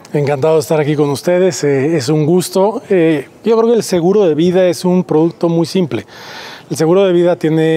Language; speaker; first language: Spanish; native; Spanish